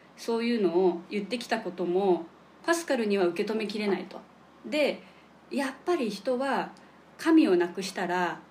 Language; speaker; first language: Japanese; native; Japanese